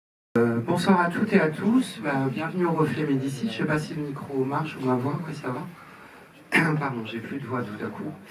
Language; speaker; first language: French; native; French